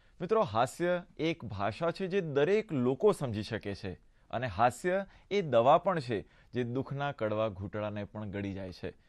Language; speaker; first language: Gujarati; native; Gujarati